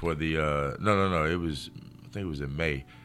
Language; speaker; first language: English; native; English